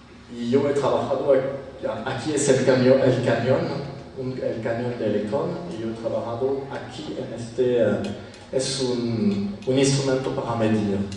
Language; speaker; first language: Spanish; non-native, fluent; French